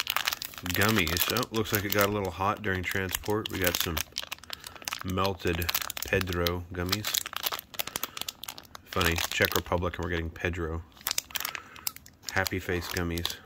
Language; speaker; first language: English; native; English